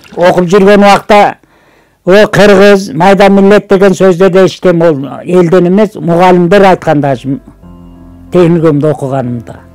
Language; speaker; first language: Kyrgyz; early bilingual, heritage; Kyrgyz